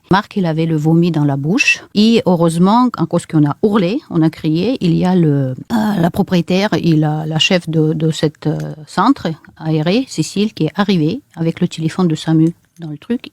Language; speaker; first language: French; non-native, fluent; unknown